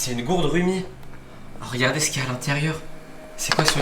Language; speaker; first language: French; native; French